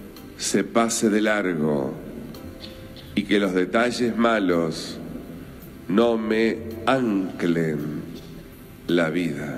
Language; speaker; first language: Spanish; native; Spanish